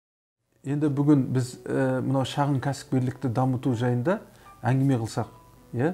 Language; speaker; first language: Kazakh; native; Kazakh